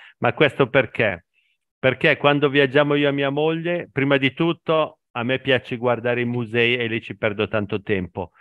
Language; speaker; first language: Italian; native; Italian